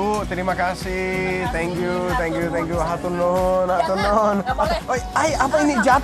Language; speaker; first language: Indonesian; non-native, learner; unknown